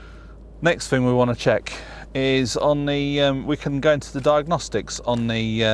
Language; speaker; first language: English; native; English